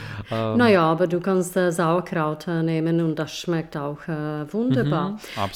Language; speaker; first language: German; non-native, fluent; Czech